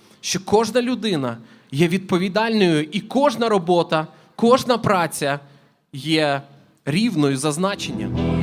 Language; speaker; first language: Ukrainian; native; Ukrainian